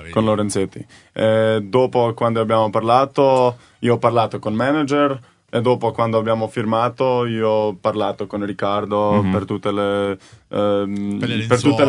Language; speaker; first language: Italian; non-native, learner; Slovenian